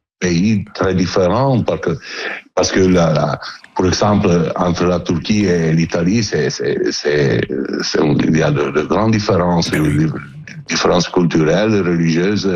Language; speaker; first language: French; non-native, learner; Italian